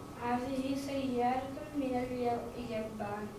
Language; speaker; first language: Arabic; non-native, learner; Urdu